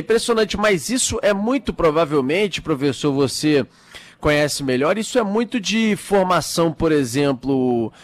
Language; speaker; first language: Portuguese; native; Portuguese